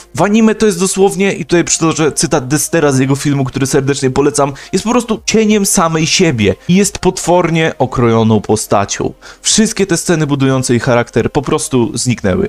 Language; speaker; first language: Polish; native; Polish